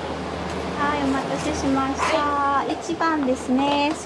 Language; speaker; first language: Japanese; native; Japanese